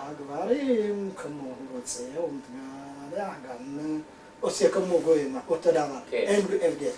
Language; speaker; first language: Hebrew; non-native, learner; Amharic